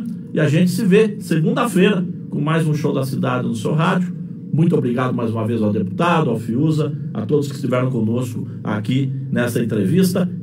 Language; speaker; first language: Portuguese; native; Portuguese